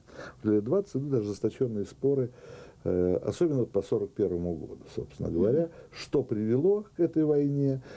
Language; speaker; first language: Russian; native; Russian